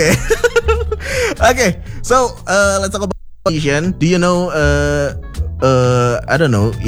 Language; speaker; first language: English; non-native, fluent; Indonesian